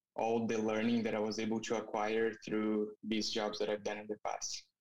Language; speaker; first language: English; non-native, fluent; Portuguese